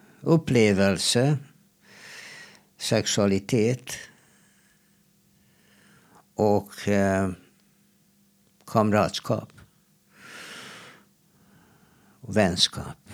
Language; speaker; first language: Swedish; non-native, fluent; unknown